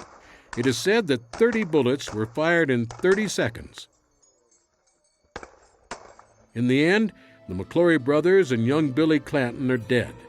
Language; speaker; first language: English; native; English